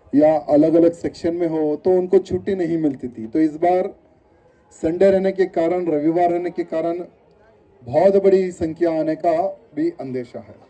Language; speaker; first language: Hindi; non-native, local second language; Telugu